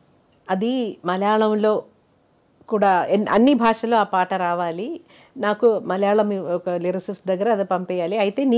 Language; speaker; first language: Telugu; non-native, local second language; Malayalam